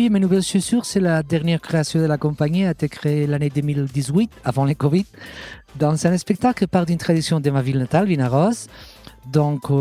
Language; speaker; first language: French; non-native, fluent; Catalan